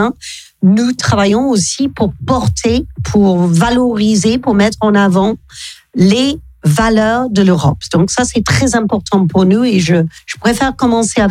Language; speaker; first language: French; non-native, fluent; English